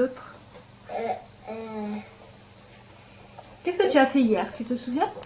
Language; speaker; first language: French; native; French